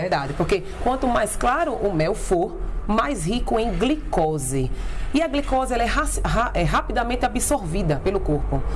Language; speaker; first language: Portuguese; native; Portuguese